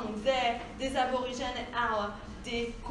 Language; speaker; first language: French; native; French